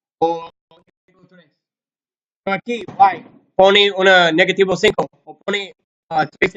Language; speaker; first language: Spanish; non-native, learner; English